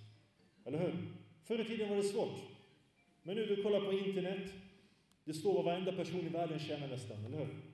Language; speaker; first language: Swedish; early bilingual, other home language; Arabic